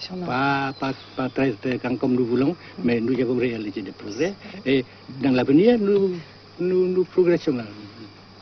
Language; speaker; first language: French; non-native, fluent; Vietnamese